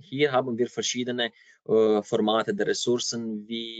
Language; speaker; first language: German; non-native, fluent; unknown